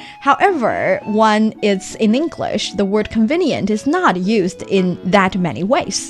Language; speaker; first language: English; non-native, fluent; Chinese